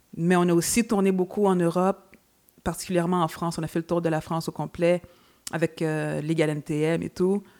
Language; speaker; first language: French; native; French